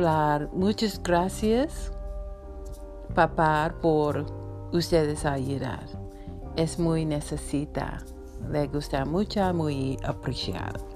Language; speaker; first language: Spanish; non-native, learner; English